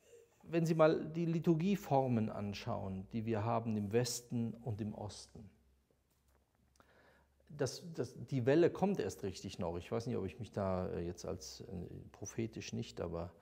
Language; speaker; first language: German; native; German